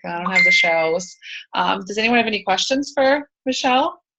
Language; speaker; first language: English; native; English